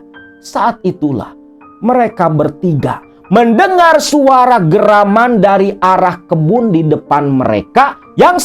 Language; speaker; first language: Indonesian; non-native, local second language; Sundanese